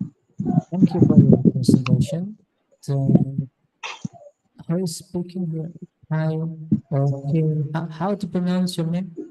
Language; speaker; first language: English; non-native, fluent; Indonesian